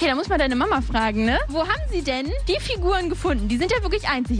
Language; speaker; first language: German; native; German